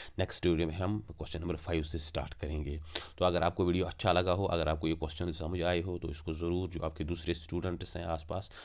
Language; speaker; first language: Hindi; non-native, local second language; Kashmiri